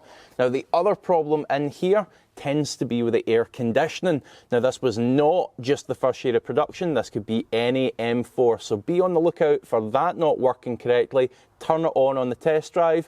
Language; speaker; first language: English; native; English